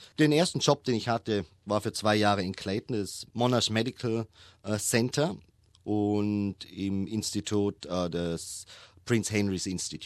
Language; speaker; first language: German; native; German